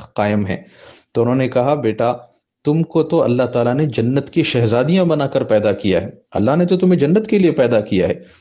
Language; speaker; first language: Hindi; native; Hindi